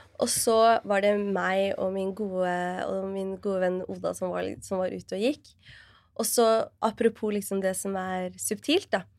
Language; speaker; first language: Norwegian; early bilingual, other home language; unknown